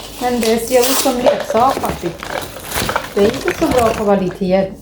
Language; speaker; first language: Swedish; non-native, learner; Thai